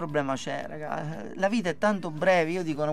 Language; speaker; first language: Italian; native; Italian